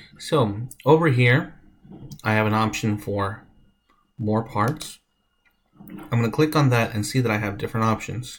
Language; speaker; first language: English; native; English